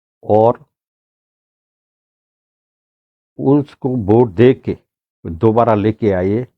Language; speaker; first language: Hindi; non-native, local second language; Bangla